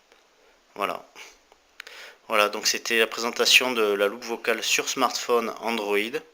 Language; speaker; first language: French; native; French